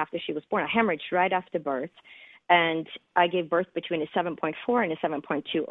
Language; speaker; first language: English; non-native, fluent; Swedish